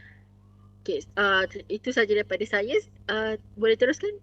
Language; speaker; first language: Malay; native; Malay